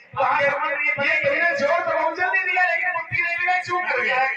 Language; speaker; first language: Hindi; native; Hindi